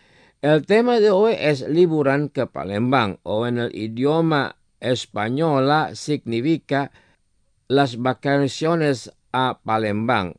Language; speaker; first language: Spanish; non-native, fluent; Indonesian